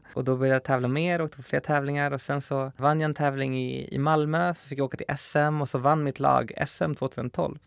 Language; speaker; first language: Swedish; early bilingual, other home language; Spanish